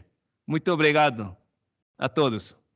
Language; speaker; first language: Portuguese; non-native, fluent; Chinese